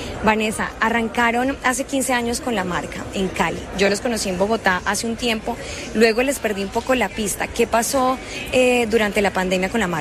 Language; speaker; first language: Spanish; native; Spanish